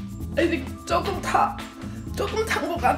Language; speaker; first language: Korean; non-native, learner; English